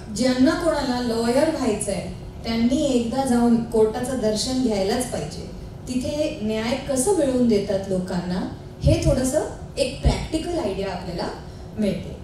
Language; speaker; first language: Marathi; non-native, local second language; Hindi